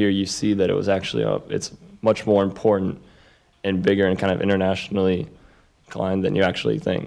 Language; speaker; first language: English; native; English